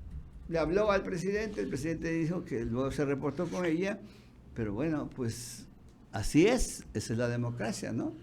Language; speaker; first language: Spanish; native; Spanish